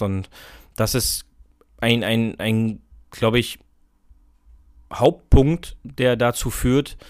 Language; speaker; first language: German; native; German